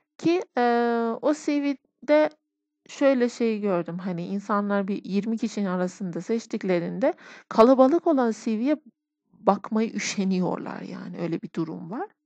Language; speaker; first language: Turkish; non-native, fluent; Persian